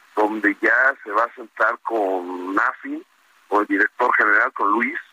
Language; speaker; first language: Spanish; native; Spanish